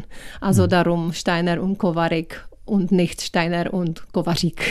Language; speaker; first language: German; non-native, learner; Czech